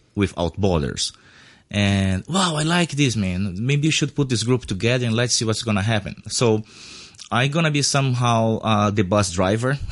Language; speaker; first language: English; non-native, fluent; Portuguese